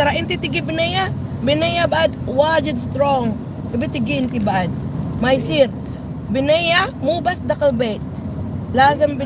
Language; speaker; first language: Arabic; non-native, learner; Hiligaynon